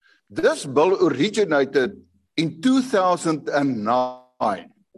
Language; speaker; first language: English; non-native, local second language; Afrikaans